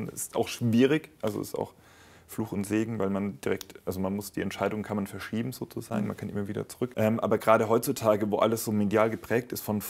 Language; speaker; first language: German; native; German